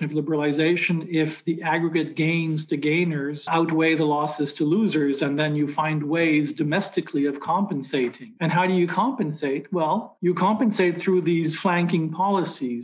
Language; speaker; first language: English; native; English